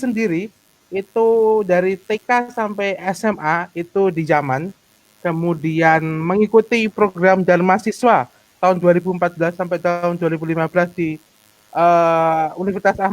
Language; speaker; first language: Indonesian; native; Indonesian